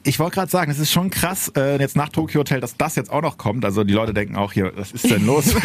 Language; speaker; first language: German; native; German